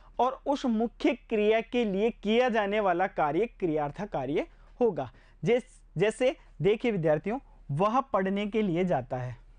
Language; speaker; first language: Hindi; native; Hindi